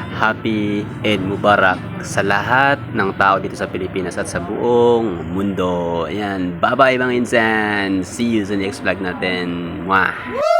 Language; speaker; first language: Filipino; non-native, local second language; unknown